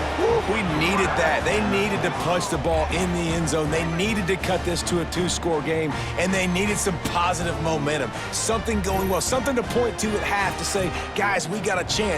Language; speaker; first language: English; native; English